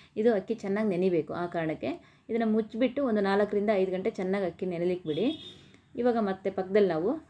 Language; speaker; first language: Kannada; native; Kannada